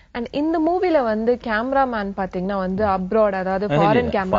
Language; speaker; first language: Tamil; native; Tamil